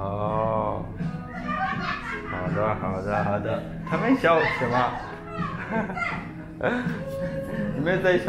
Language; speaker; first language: Chinese; non-native, learner; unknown